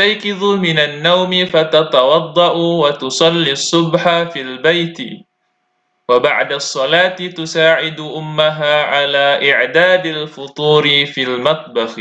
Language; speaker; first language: Arabic; non-native, fluent; Indonesian